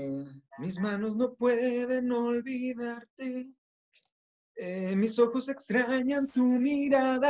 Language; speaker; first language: Spanish; native; Spanish